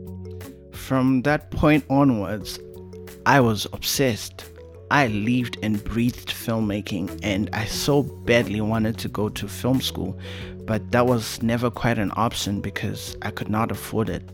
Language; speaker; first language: English; non-native, local second language; Shona